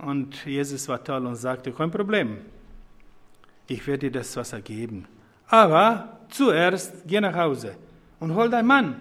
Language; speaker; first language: German; non-native, fluent; Croatian